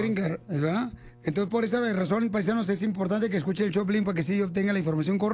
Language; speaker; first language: Spanish; native; Spanish